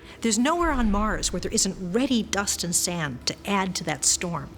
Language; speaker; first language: English; native; English